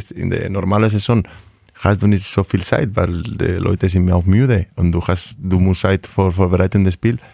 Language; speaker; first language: German; non-native, learner; Spanish